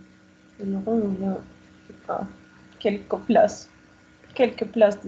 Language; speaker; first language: French; non-native, learner; Russian